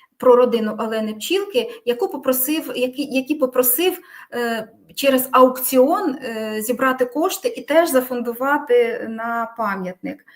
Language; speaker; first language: Ukrainian; native; Ukrainian